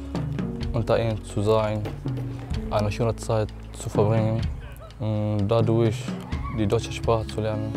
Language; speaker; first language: German; non-native, learner; Arabic